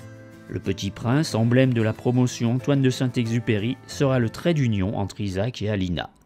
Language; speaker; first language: French; native; French